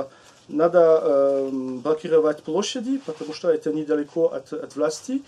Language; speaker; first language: Russian; non-native, learner; French